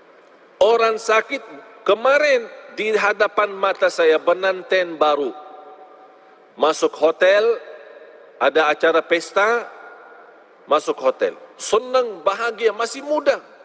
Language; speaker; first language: Indonesian; non-native, fluent; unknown